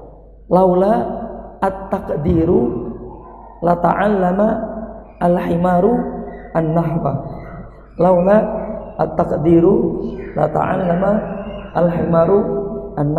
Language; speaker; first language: Arabic; non-native, fluent; Indonesian